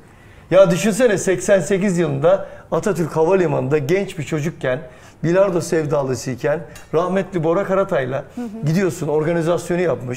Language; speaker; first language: Turkish; native; Turkish